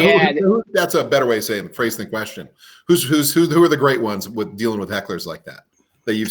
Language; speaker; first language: English; native; English